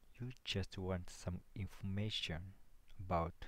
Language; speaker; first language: English; non-native, learner; Japanese